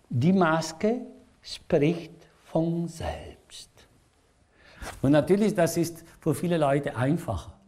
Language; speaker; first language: German; non-native, learner; Italian